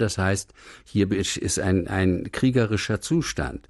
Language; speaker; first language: German; native; German